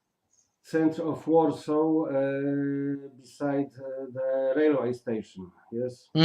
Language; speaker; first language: English; non-native, learner; Polish